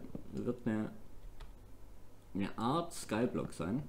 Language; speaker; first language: German; native; German